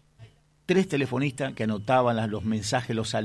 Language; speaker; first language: Spanish; native; Spanish